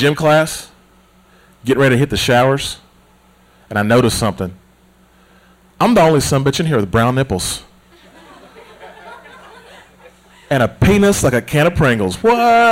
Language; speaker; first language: English; native; English